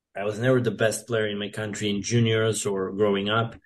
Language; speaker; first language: English; non-native, fluent; Serbian